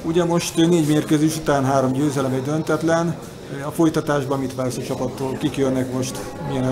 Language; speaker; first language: Hungarian; native; Hungarian